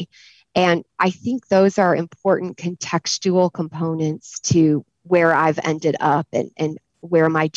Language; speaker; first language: English; native; English